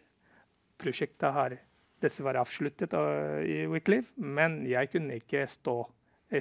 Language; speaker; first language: Norwegian; non-native, fluent; Rohingya